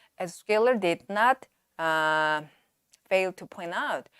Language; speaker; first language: English; non-native, fluent; Korean